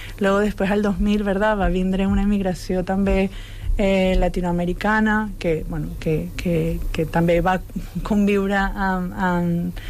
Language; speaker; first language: Catalan; non-native, local second language; Spanish